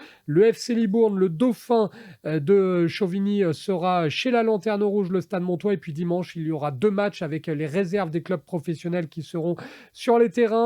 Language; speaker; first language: French; native; French